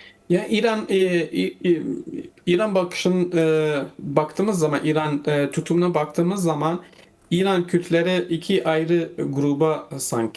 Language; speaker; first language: Turkish; non-native, fluent; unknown